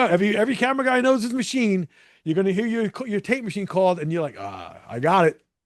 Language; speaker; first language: English; native; English